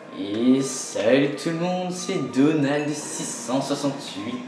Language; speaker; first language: French; native; French